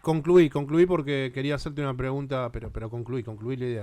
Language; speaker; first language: Spanish; native; Spanish